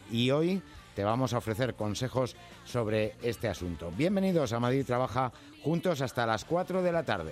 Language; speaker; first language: Spanish; native; Spanish